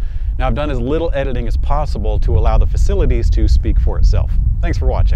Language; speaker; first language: English; native; English